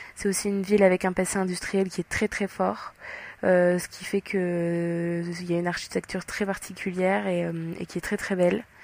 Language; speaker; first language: French; native; French